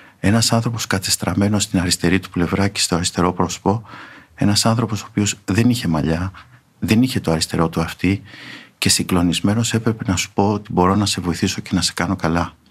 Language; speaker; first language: Greek; native; Greek